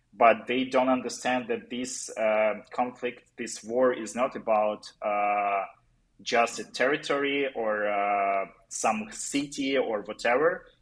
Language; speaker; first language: English; non-native, fluent; Ukrainian